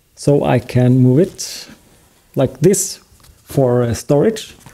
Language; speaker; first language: English; non-native, fluent; Norwegian